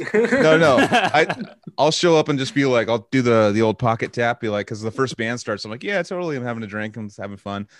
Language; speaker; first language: English; native; English